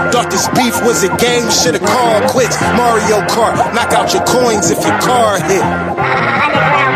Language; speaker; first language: English; native; English